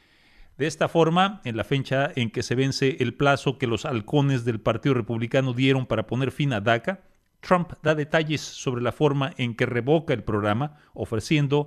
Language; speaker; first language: Spanish; native; Spanish